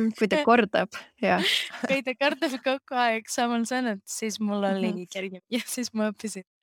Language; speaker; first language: Estonian; non-native, learner; Greek